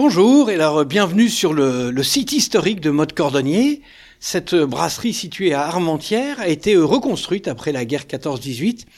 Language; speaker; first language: French; native; French